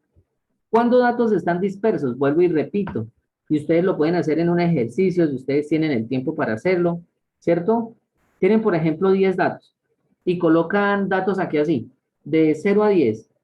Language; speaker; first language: Spanish; native; Spanish